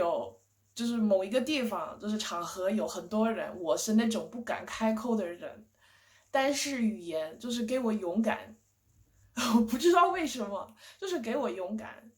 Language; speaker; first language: Chinese; non-native, fluent; English